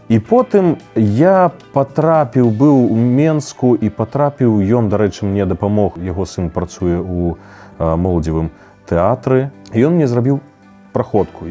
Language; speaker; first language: Belarusian; non-native, local second language; Russian